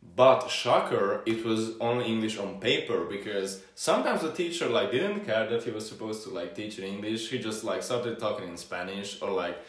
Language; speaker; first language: English; non-native, fluent; Hungarian